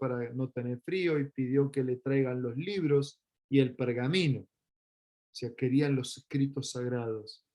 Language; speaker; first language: Spanish; native; Spanish